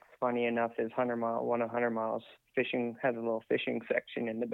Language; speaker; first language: English; native; English